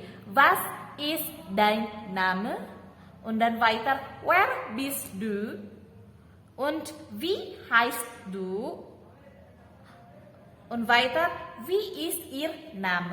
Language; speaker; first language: German; non-native, fluent; Indonesian